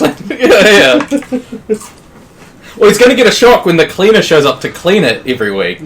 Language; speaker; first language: English; native; English